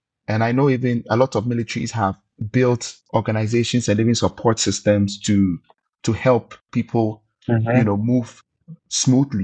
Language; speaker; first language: English; non-native, local second language; Akan